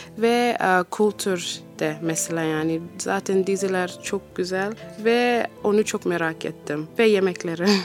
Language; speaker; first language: Turkish; non-native, learner; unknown